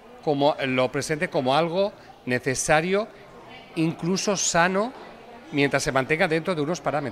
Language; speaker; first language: Spanish; non-native, local second language; Catalan